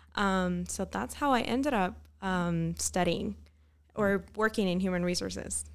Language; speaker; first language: English; non-native, fluent; Spanish